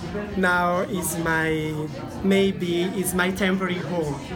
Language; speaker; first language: English; non-native, learner; Italian